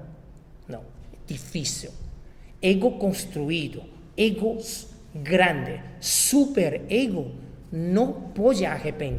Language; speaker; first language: Portuguese; non-native, fluent; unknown